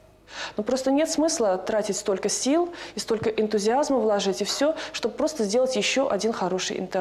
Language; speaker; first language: Russian; native; Russian